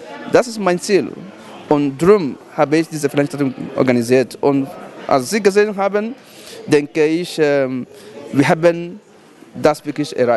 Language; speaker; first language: German; non-native, fluent; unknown